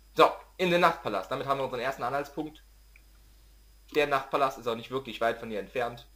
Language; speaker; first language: German; native; German